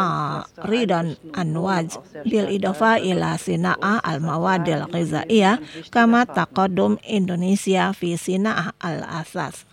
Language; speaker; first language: Arabic; non-native, fluent; Indonesian